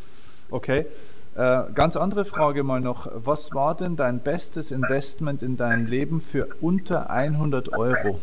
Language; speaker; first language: German; native; German